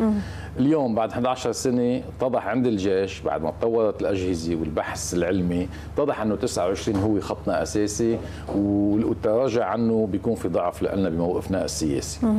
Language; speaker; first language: Arabic; native; Arabic